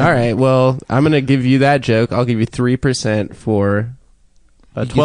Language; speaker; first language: English; native; English